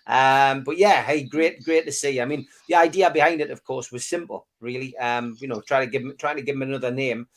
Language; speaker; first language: English; native; English